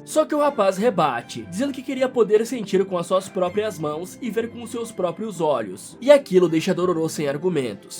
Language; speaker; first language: Portuguese; native; Portuguese